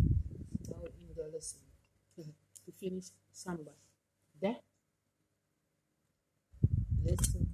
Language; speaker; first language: English; non-native, local second language; Malay